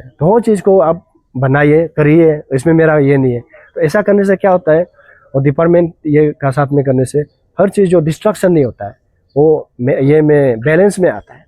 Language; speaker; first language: Hindi; non-native, local second language; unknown